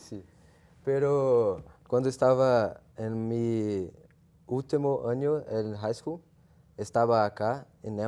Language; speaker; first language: Spanish; non-native, learner; Portuguese